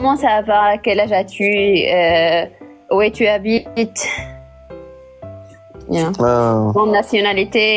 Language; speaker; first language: French; non-native, learner; Turkish